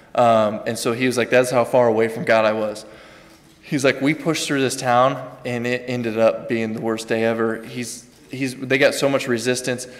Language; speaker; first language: English; native; English